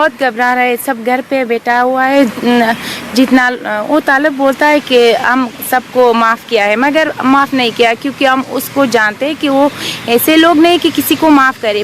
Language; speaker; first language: Hindi; non-native, learner; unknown